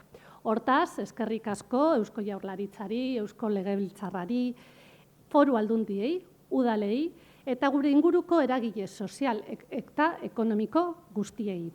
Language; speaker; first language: Basque; native; Basque